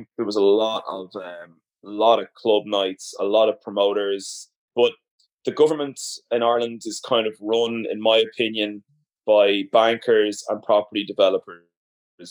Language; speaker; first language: English; native; English